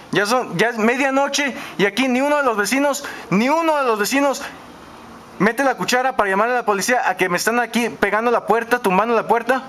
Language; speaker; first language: Spanish; native; Spanish